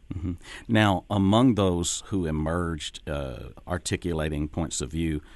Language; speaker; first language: English; native; English